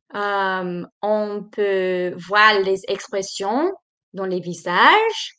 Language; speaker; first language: French; non-native, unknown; English